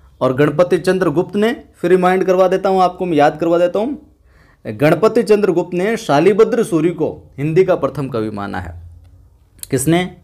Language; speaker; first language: Hindi; native; Hindi